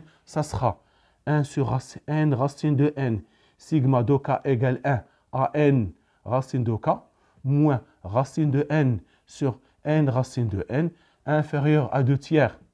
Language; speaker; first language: French; non-native, local second language; Arabic